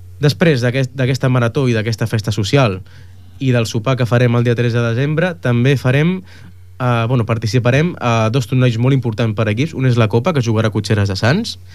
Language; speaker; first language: Catalan; native; Catalan